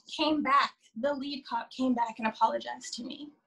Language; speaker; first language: English; native; English